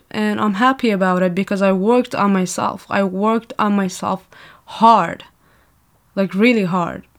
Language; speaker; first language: English; non-native, fluent; Persian